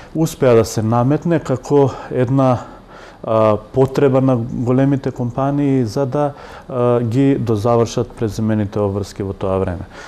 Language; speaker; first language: Macedonian; native; Macedonian